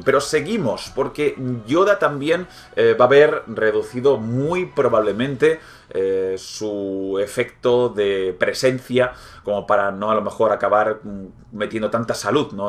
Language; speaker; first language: Spanish; native; Spanish